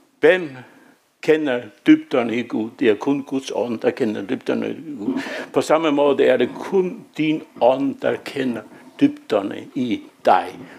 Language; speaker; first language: Danish; native; Danish